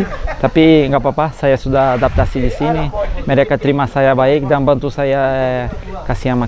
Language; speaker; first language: Indonesian; non-native, fluent; Portuguese